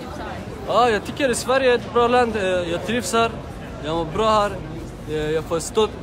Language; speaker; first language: Swedish; non-native, fluent; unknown